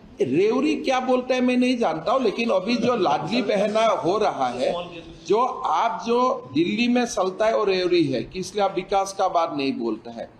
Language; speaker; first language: Hindi; non-native, local second language; Assamese